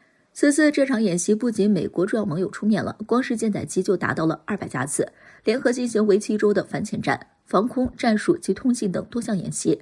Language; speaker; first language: Chinese; native; Chinese